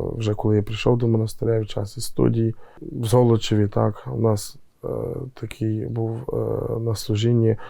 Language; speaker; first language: Ukrainian; native; Ukrainian